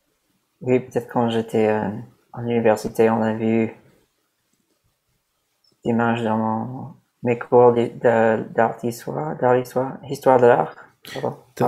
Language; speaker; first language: French; non-native, learner; English